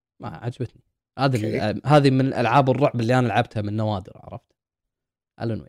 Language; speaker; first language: Arabic; native; Arabic